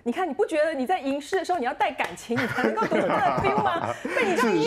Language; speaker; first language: Chinese; native; Chinese